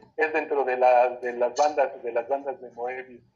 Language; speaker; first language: Spanish; native; Spanish